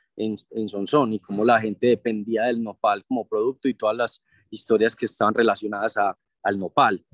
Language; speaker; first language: Spanish; native; Spanish